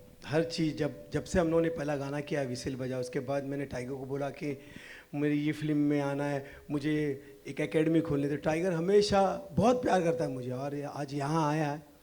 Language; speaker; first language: Hindi; native; Hindi